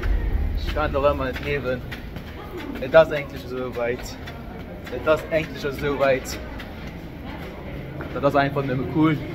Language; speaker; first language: German; non-native, local second language; Luxembourgish